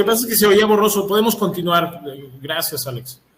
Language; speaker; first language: Spanish; native; Spanish